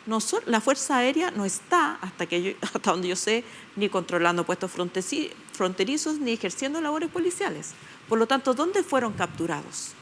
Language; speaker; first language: Spanish; native; Spanish